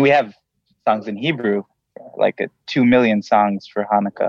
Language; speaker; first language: English; non-native, fluent; Hebrew